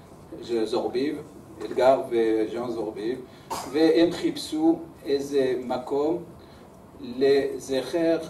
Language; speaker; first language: Hebrew; early bilingual, other home language; French